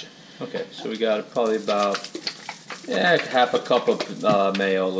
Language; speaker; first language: English; native; English